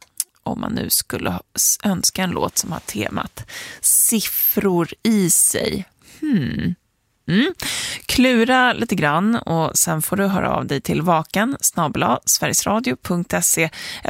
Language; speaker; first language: Swedish; native; Swedish